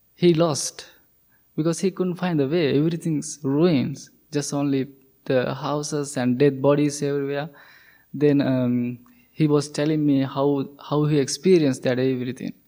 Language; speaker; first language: English; non-native, local second language; Sinhala